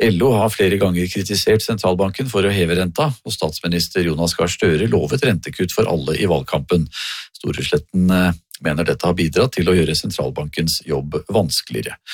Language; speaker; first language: Norwegian; native; Norwegian